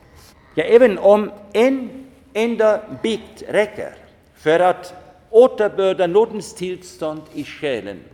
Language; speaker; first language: Swedish; non-native, fluent; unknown